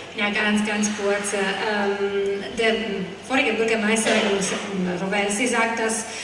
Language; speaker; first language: German; non-native, fluent; Italian